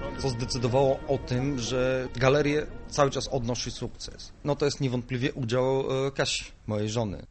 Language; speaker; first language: Polish; non-native, fluent; Bulgarian